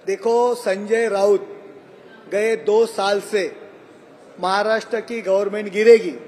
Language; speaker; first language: Hindi; non-native, local second language; Marathi